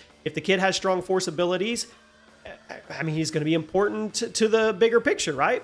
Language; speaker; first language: English; native; English